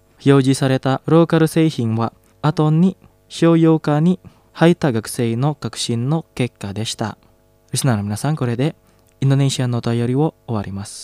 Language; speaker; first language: Japanese; non-native, fluent; Indonesian